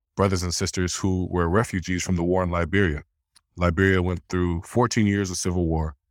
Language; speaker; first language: English; early bilingual, other home language; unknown